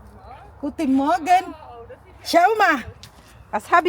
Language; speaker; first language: German; non-native, learner; Filipino